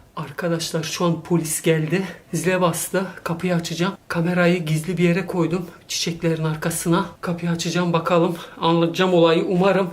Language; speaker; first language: Turkish; early bilingual, heritage; Turkish